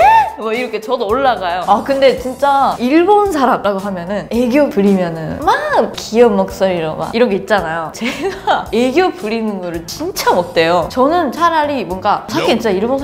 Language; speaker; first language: Korean; non-native, fluent; Japanese